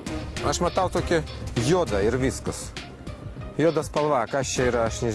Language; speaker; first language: Lithuanian; non-native, learner; Russian